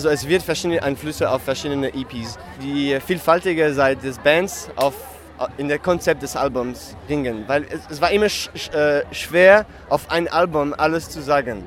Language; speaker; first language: German; non-native, fluent; French